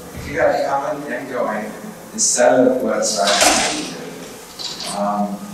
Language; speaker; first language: English; native; English